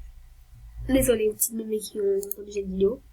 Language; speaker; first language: French; native; French